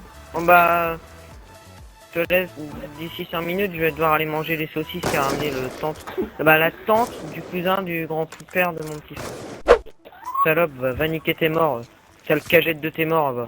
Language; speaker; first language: French; native; French